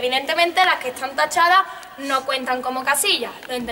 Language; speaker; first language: Spanish; native; Spanish